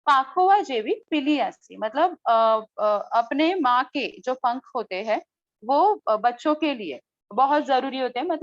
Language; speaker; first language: Hindi; non-native, local second language; Marathi